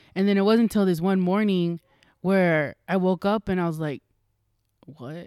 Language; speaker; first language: English; native; English